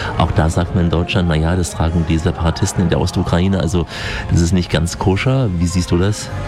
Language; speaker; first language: German; native; German